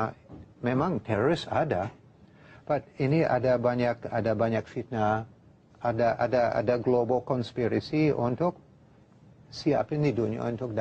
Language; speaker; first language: Indonesian; non-native, learner; English